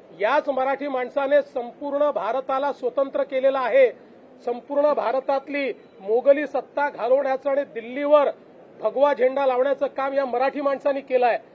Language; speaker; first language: Marathi; native; Marathi